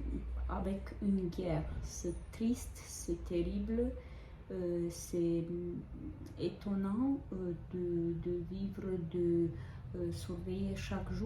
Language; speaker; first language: French; non-native, fluent; Ukrainian